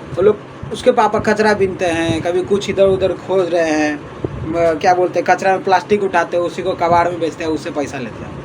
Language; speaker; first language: Hindi; native; Hindi